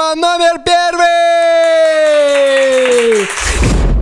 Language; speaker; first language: Russian; native; Russian